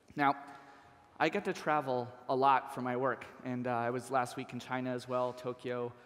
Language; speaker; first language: English; native; English